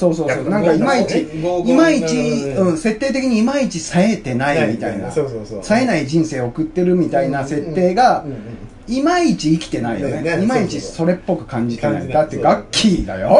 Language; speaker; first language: Japanese; native; Japanese